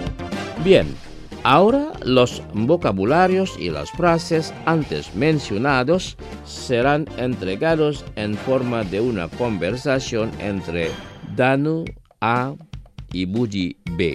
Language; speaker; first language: Spanish; non-native, fluent; Indonesian